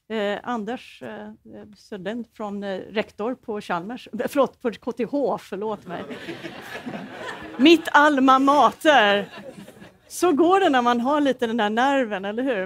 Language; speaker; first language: Swedish; native; Swedish